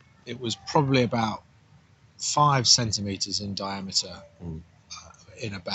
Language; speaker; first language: English; native; English